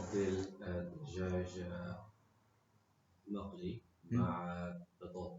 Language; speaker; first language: Arabic; non-native, learner; English